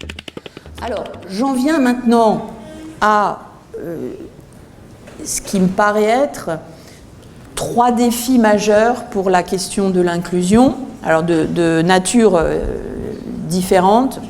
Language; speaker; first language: French; native; French